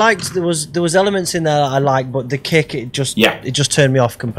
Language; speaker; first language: English; native; English